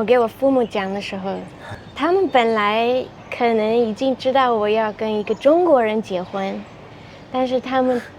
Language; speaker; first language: Chinese; non-native, fluent; English